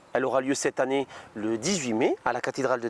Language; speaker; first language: French; native; French